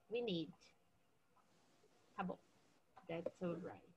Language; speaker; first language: English; non-native, learner; Portuguese